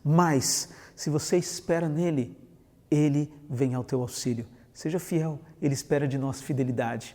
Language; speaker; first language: Portuguese; native; Portuguese